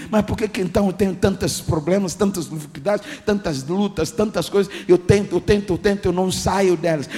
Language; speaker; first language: Portuguese; non-native, fluent; English